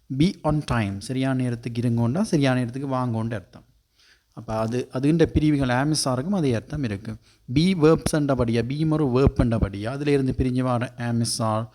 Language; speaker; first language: Tamil; native; Tamil